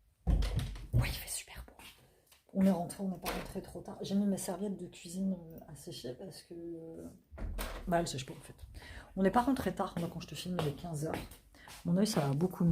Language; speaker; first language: French; native; French